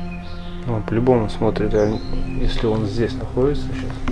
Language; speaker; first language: Russian; native; Russian